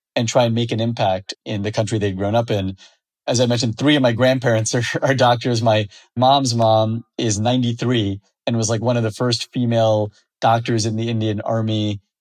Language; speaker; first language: English; native; English